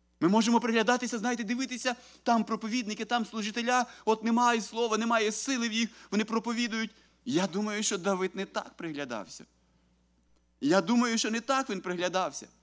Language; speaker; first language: Ukrainian; native; Ukrainian